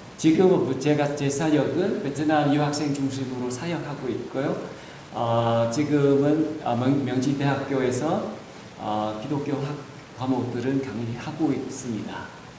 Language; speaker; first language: Korean; non-native, fluent; Vietnamese